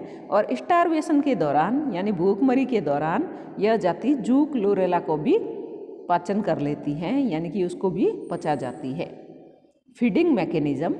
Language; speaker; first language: Hindi; native; Hindi